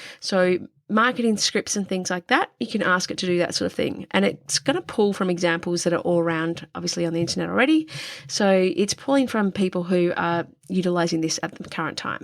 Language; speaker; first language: English; native; English